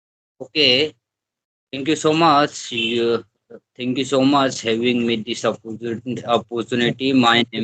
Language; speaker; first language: English; non-native, learner; Hindi